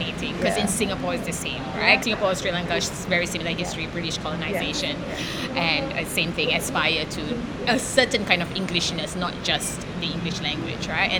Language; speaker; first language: English; non-native, local second language; Malay